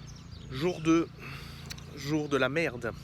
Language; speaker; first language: French; native; French